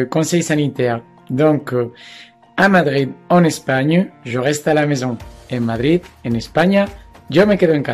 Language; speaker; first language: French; non-native, fluent; Spanish